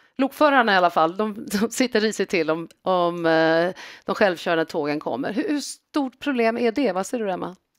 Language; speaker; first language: Swedish; native; Swedish